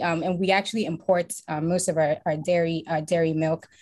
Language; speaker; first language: English; non-native, local second language; Akan